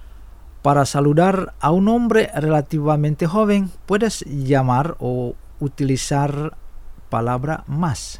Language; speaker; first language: Spanish; non-native, fluent; Indonesian